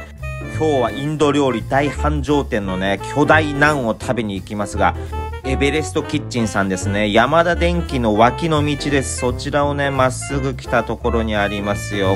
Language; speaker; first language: Japanese; native; Japanese